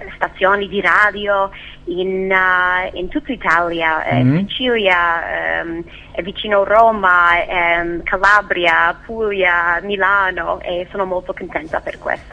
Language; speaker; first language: Italian; non-native, learner; English